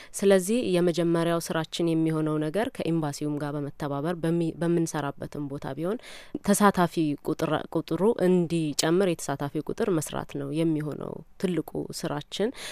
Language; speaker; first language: Amharic; non-native, local second language; Wolaytta